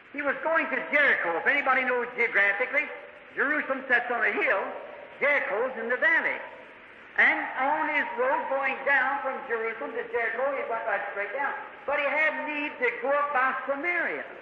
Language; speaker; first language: English; native; English